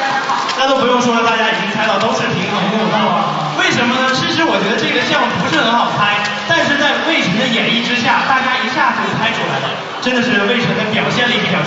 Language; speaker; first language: Chinese; native; Chinese